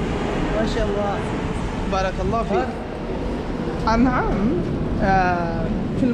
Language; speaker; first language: Arabic; non-native, learner; Urdu